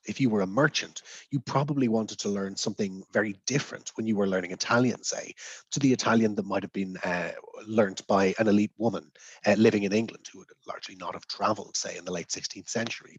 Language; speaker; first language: English; native; English